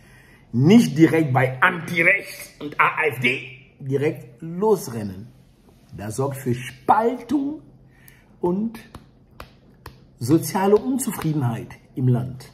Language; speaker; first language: German; early bilingual, other home language; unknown